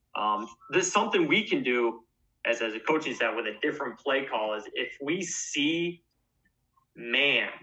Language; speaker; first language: English; native; English